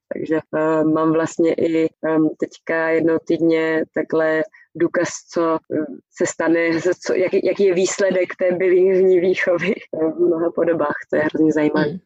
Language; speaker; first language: Czech; native; Czech